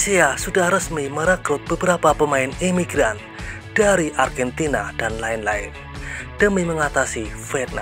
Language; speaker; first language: Indonesian; native; Indonesian